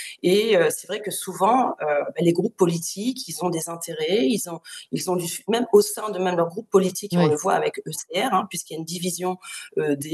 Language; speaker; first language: French; native; French